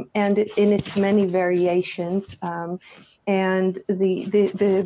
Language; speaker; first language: English; early bilingual, other home language; Hebrew